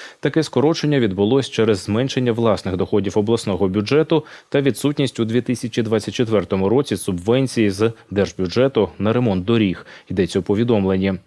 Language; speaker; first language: Ukrainian; native; Ukrainian